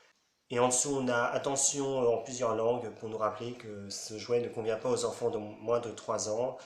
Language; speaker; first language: French; native; French